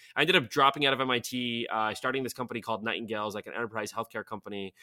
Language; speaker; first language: English; non-native, fluent; Bulgarian